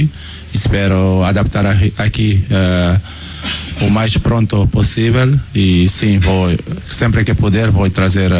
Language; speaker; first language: Spanish; non-native, learner; Portuguese